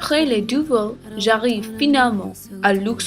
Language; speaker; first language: French; non-native, learner; English